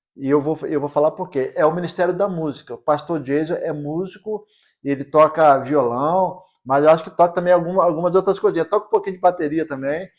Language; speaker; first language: Portuguese; native; Portuguese